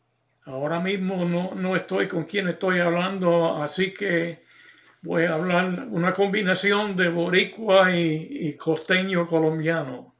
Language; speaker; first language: Spanish; non-native, fluent; English